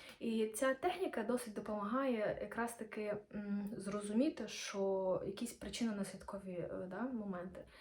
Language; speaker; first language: Ukrainian; non-native, local second language; Russian